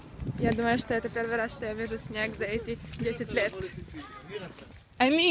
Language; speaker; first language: Russian; early bilingual, heritage; Russian